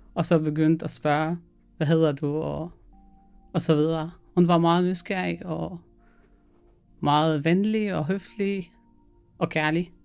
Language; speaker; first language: Danish; non-native, fluent; Arabic